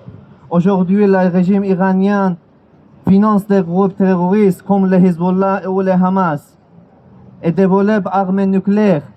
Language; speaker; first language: French; non-native, learner; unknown